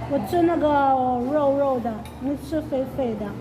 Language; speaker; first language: Chinese; non-native, learner; Filipino